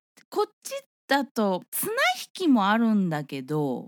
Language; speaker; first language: Japanese; early bilingual, heritage; Japanese